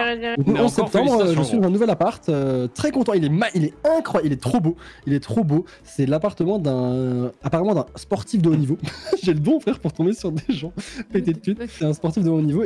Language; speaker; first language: French; native; French